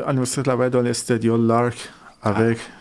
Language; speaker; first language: French; non-native, fluent; Persian